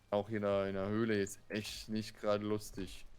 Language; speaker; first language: German; native; German